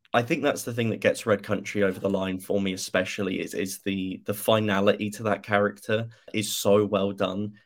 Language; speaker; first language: English; native; English